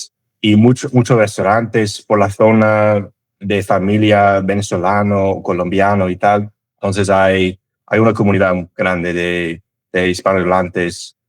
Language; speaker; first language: Spanish; non-native, fluent; English